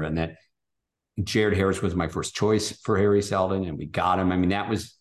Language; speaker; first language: English; native; English